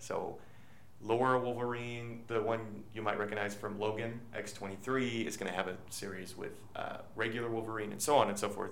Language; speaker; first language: English; native; English